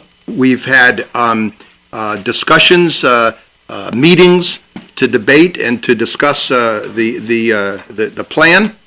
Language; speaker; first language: English; native; English